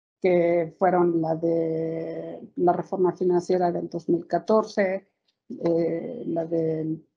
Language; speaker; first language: Spanish; native; Spanish